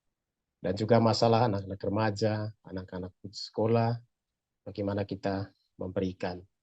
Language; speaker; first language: Indonesian; native; Indonesian